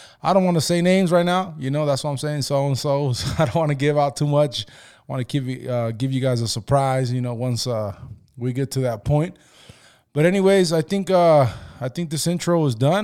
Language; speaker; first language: English; early bilingual, other home language; Spanish